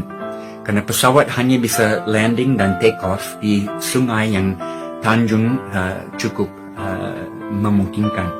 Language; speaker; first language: Indonesian; non-native, fluent; English